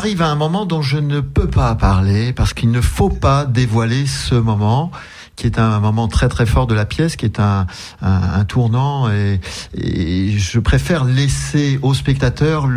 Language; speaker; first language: French; native; French